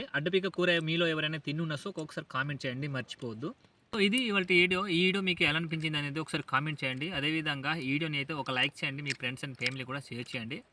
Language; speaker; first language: Telugu; native; Telugu